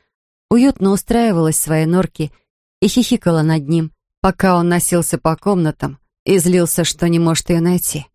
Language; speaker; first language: Russian; native; Russian